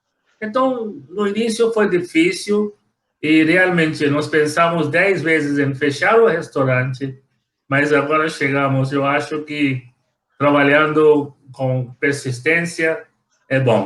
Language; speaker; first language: Portuguese; non-native, fluent; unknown